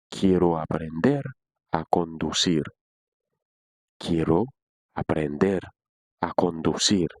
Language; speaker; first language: Spanish; non-native, fluent; Haitian Creole